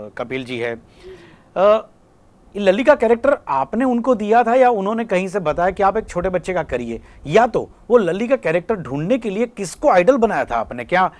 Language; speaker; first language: Hindi; non-native, local second language; Gujarati